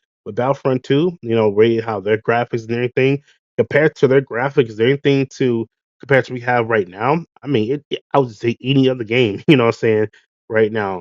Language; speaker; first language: English; native; English